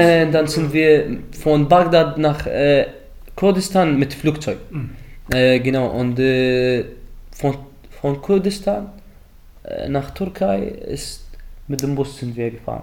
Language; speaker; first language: German; early bilingual, other home language; Arabic